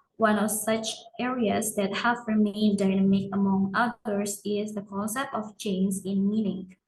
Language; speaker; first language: English; non-native, learner; Indonesian